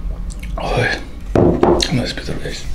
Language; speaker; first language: English; non-native, learner; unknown